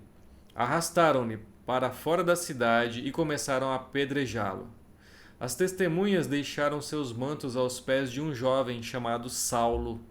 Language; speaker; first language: Portuguese; native; Portuguese